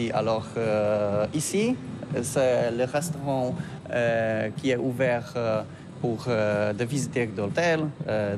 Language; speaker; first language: French; non-native, learner; Polish